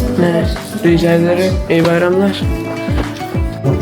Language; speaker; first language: Turkish; non-native, fluent; Urdu